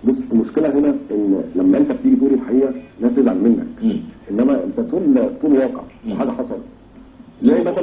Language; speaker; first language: Arabic; native; Arabic